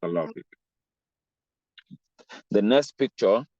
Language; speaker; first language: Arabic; non-native, fluent; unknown